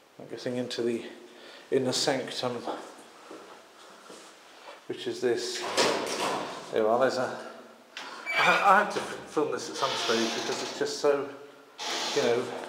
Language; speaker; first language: English; native; English